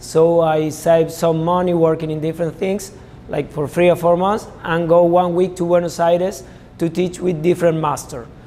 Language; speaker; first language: English; non-native, fluent; Spanish